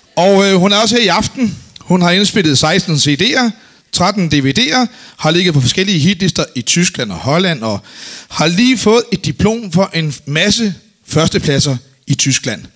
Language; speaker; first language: Danish; native; Danish